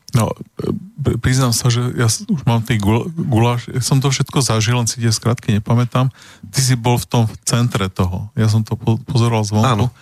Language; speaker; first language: Slovak; native; Slovak